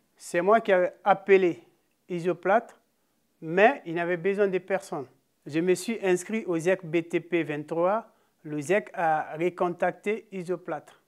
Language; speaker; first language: French; non-native, local second language; Fula